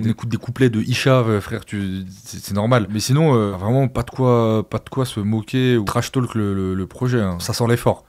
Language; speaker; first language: French; native; French